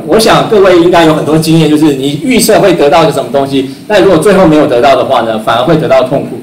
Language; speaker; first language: Chinese; native; Chinese